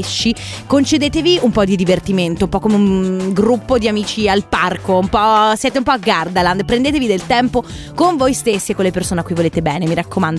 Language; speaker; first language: Italian; native; Italian